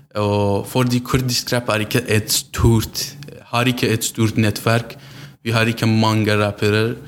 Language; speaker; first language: Norwegian; non-native, learner; Central Kurdish